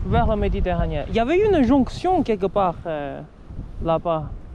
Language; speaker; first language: French; early bilingual, other home language; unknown